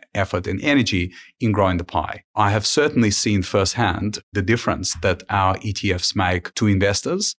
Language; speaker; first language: English; early bilingual, other home language; Ukrainian